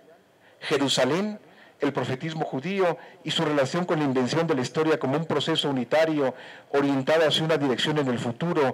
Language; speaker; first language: Spanish; native; Spanish